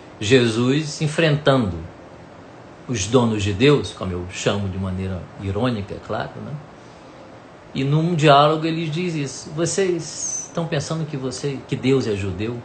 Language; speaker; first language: Portuguese; native; Portuguese